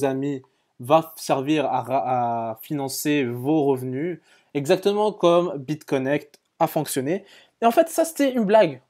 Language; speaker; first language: French; native; French